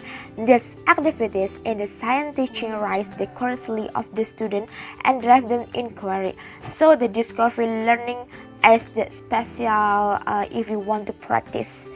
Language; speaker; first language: English; non-native, learner; Indonesian